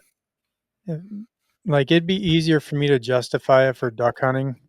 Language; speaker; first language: English; native; English